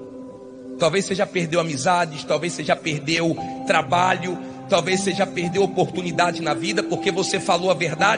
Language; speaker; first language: Portuguese; native; Portuguese